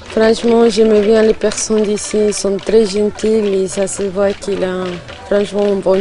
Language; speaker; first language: French; non-native, learner; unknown